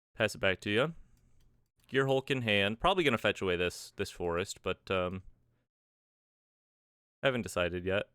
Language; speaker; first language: English; native; English